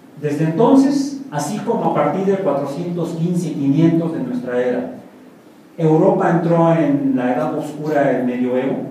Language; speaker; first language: Spanish; native; Spanish